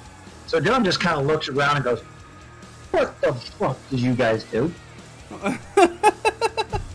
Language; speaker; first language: English; native; English